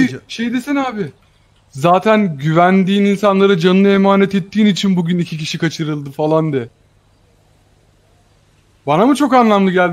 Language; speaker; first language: Turkish; native; Turkish